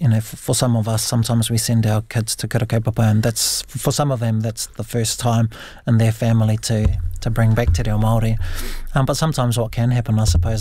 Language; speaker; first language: English; non-native, local second language; Māori